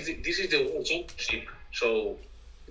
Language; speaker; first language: English; non-native, learner; Spanish